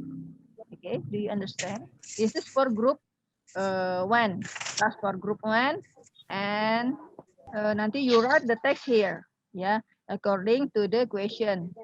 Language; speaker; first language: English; non-native, fluent; Indonesian